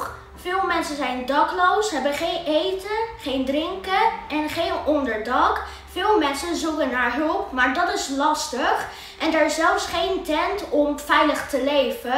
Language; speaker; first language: Dutch; early bilingual, other home language; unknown